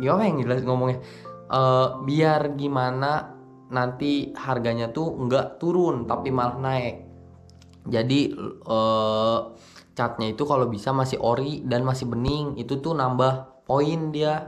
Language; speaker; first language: Indonesian; native; Indonesian